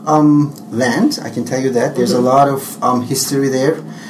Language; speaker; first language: English; non-native, fluent; Turkish